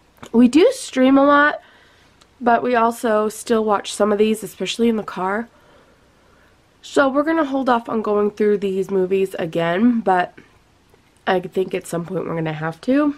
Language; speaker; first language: English; native; English